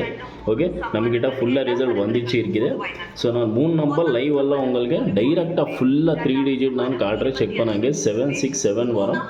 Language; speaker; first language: Tamil; non-native, learner; Kannada